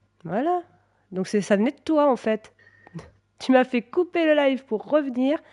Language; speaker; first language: French; native; French